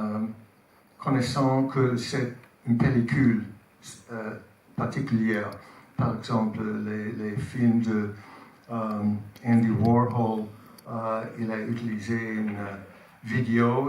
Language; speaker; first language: French; non-native, learner; English